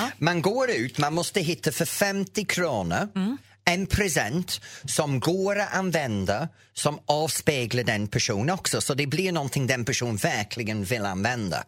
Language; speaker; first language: Swedish; non-native, fluent; English